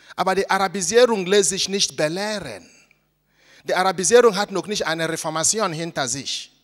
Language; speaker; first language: German; non-native, fluent; Igbo